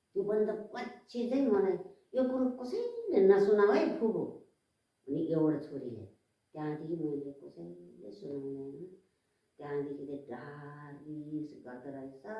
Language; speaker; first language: Nepali; non-native, local second language; Tamil